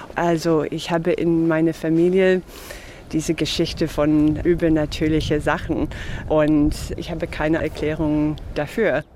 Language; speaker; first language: German; non-native, fluent; English